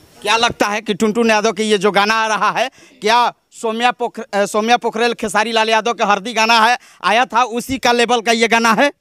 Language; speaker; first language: Hindi; native; Hindi